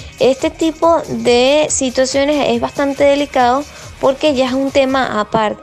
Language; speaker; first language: Spanish; native; Spanish